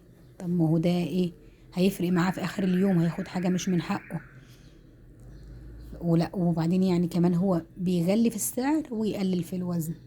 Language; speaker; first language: Arabic; native; Arabic